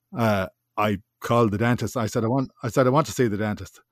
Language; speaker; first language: English; native; English